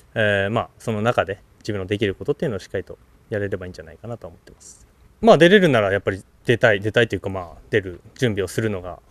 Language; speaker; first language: Japanese; native; Japanese